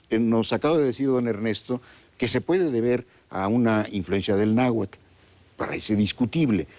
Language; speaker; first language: Spanish; native; Spanish